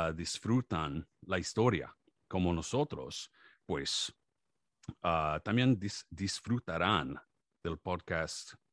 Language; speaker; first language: Spanish; non-native, learner; English